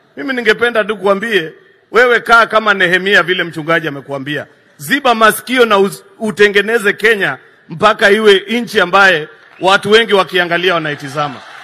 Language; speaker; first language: Swahili; non-native, local second language; Kalenjin